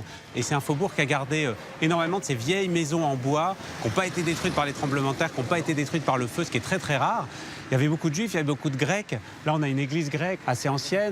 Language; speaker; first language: French; native; French